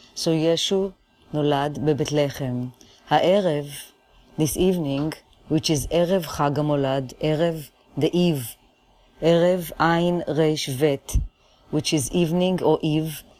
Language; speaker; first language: English; non-native, fluent; Hebrew